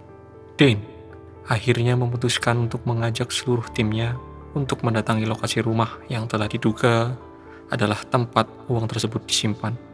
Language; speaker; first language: Indonesian; native; Indonesian